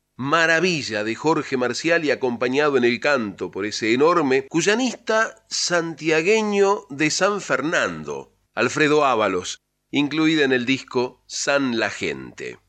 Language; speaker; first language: Spanish; native; Spanish